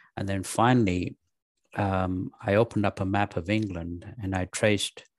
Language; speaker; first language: English; native; English